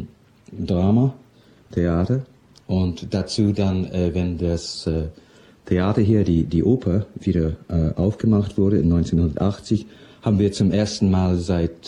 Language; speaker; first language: German; non-native, fluent; English